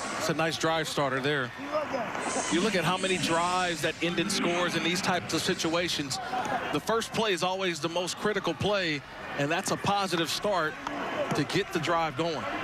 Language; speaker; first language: English; native; English